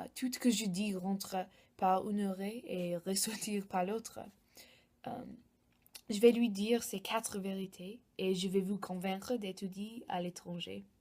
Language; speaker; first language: French; non-native, learner; English